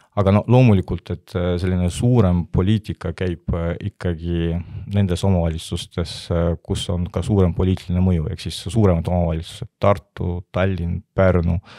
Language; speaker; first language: Estonian; non-native, local second language; Russian